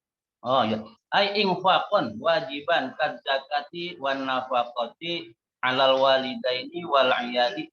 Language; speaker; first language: Arabic; non-native, fluent; Indonesian